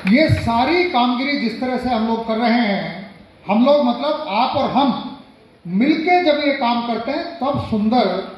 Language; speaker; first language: Hindi; native; Hindi